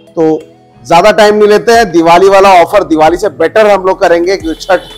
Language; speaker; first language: Hindi; native; Hindi